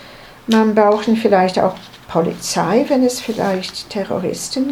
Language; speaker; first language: German; non-native, learner; English